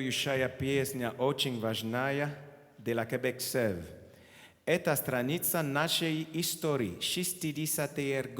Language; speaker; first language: Russian; non-native, learner; French